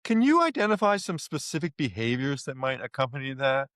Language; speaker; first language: English; native; English